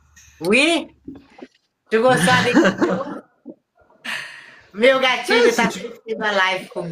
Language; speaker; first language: Portuguese; native; Portuguese